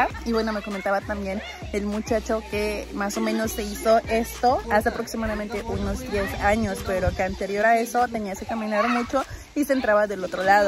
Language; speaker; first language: Spanish; native; Spanish